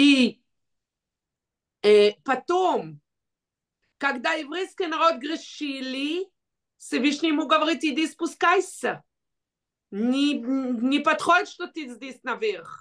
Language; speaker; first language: Russian; early bilingual, heritage; Russian